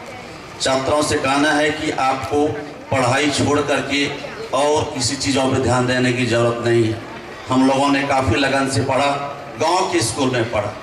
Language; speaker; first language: Hindi; native; Hindi